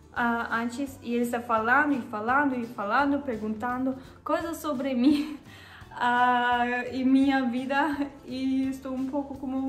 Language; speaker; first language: Portuguese; non-native, learner; German